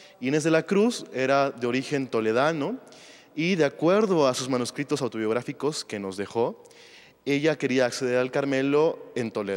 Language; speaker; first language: Spanish; native; Spanish